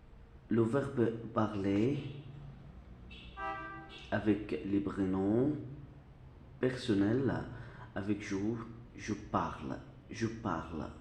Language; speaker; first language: French; non-native, fluent; Arabic